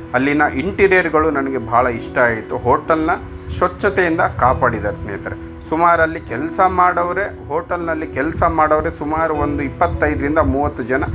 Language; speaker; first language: Kannada; non-native, local second language; Lambadi